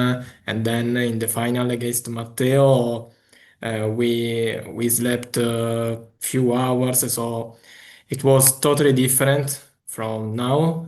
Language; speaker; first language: English; non-native, fluent; Italian